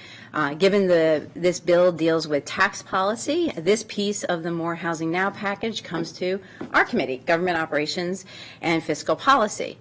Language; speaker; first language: English; native; English